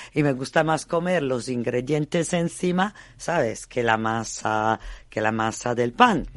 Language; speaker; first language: Spanish; non-native, fluent; Italian